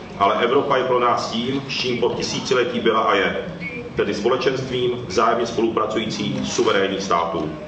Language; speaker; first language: Czech; early bilingual, other home language; Japanese